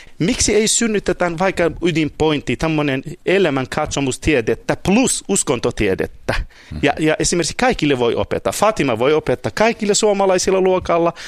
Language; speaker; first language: Finnish; non-native, fluent; Kurdish